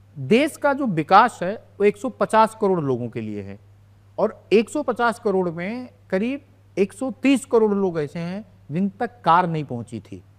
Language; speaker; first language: Hindi; native; Hindi